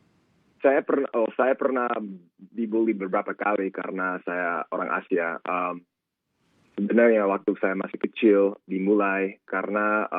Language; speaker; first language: Indonesian; early bilingual, heritage; Indonesian